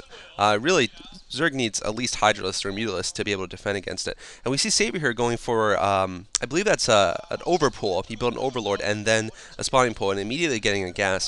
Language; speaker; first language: English; native; English